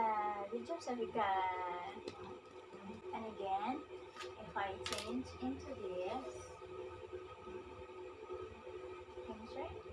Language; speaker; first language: English; non-native, learner; Indonesian